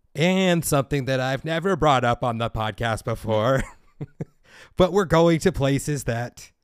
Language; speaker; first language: English; native; English